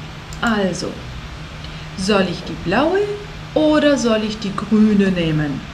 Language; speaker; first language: German; non-native, fluent; Portuguese